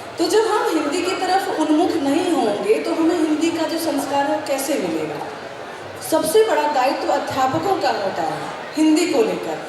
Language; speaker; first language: Hindi; non-native, local second language; Maithili